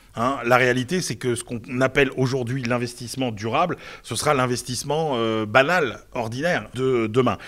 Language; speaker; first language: French; native; French